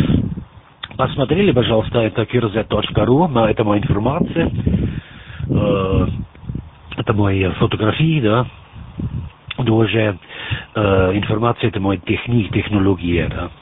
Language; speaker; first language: Russian; non-native, learner; German